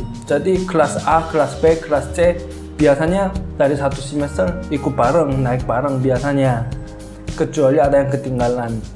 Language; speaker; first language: Indonesian; non-native, fluent; Korean